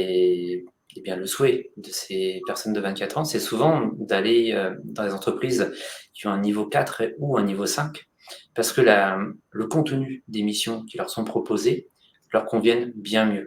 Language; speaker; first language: French; native; French